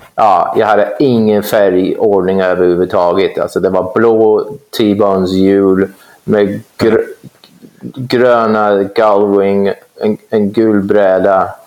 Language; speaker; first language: Swedish; non-native, fluent; English